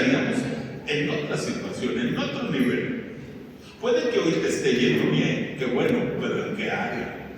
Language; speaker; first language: Spanish; native; Spanish